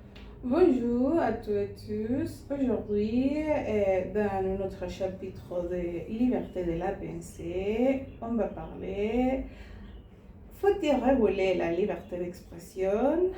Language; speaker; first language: French; non-native, learner; Spanish